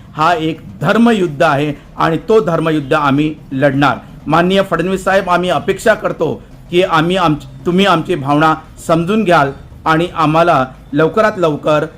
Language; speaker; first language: Marathi; non-native, local second language; Lambadi